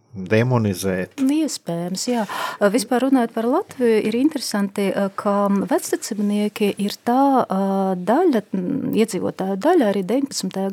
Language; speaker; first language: Latvian; non-native, local second language; Russian